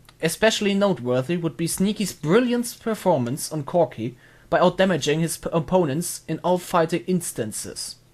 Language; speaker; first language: English; non-native, fluent; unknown